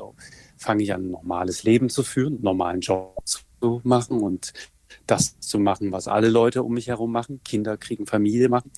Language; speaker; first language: German; native; German